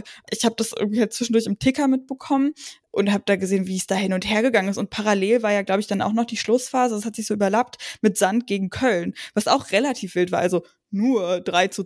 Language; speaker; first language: German; native; German